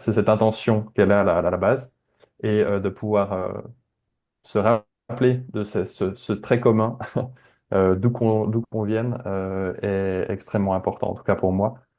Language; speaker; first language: French; native; French